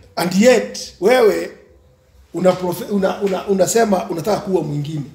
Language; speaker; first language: English; non-native, local second language; Swahili